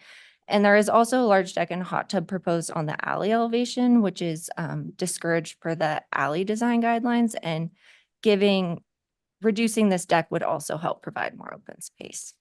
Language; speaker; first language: English; native; English